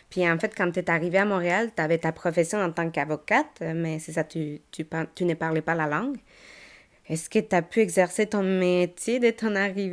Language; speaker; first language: French; non-native, learner; Portuguese